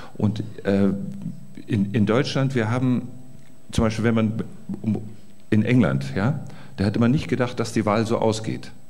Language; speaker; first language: German; native; German